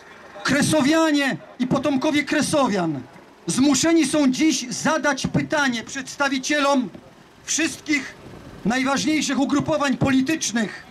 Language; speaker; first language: Polish; native; Polish